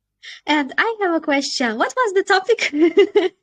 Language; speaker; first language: English; non-native, fluent; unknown